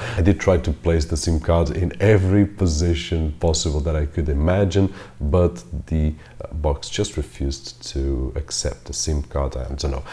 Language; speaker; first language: English; non-native, fluent; Portuguese